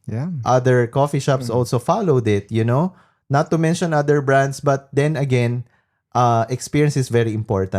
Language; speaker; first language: English; non-native, local second language; Filipino